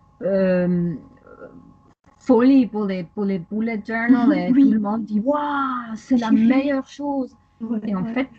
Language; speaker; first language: French; non-native, fluent; German